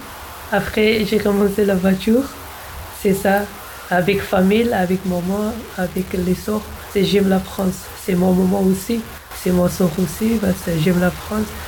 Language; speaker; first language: French; non-native, learner; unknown